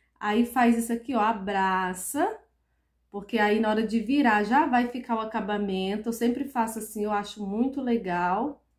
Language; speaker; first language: Portuguese; native; Portuguese